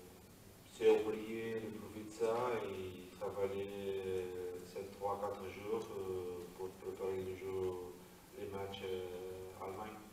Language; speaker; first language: French; non-native, learner; Portuguese